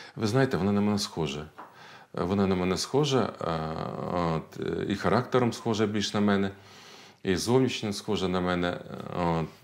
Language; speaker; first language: Ukrainian; native; Ukrainian